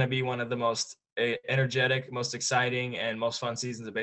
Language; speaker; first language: English; native; English